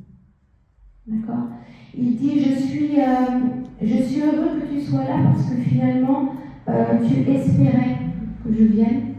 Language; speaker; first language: French; native; French